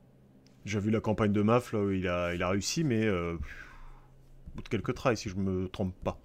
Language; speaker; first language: French; native; French